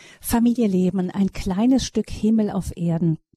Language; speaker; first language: German; native; German